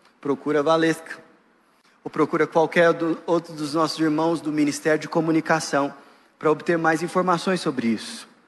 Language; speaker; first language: Portuguese; native; Portuguese